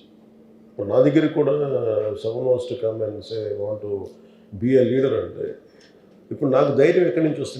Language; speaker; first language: Telugu; native; Telugu